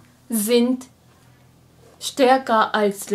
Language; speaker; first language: German; non-native, learner; Japanese